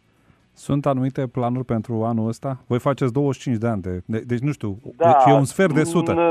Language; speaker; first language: Romanian; native; Romanian